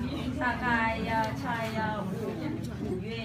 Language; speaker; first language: Chinese; non-native, learner; Vietnamese